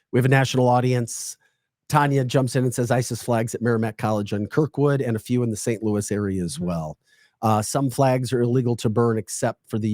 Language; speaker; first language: English; native; English